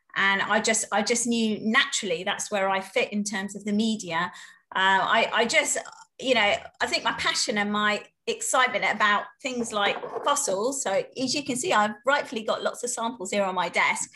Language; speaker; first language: English; native; English